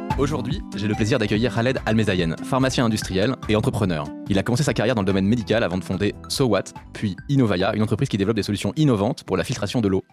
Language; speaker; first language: French; native; French